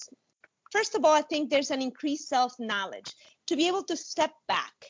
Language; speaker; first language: English; non-native, fluent; Spanish